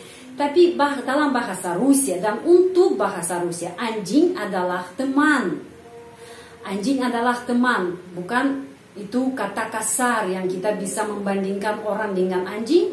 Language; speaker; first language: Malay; non-native, fluent; Russian